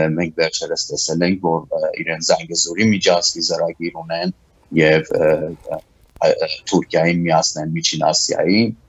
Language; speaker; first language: Armenian; early bilingual, heritage; Armenian